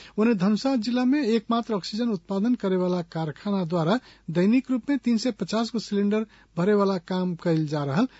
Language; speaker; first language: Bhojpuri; non-native, local second language; Nepali